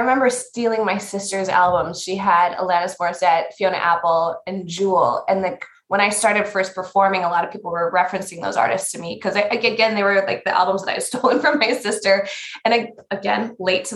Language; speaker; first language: English; native; English